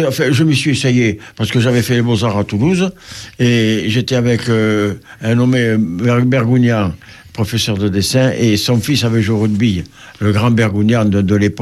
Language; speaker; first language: French; native; French